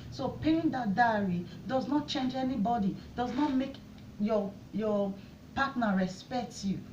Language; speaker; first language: Nigerian Pidgin; non-native, local second language; Bini